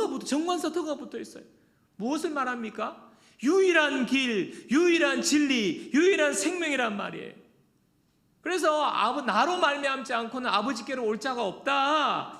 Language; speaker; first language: Korean; native; Korean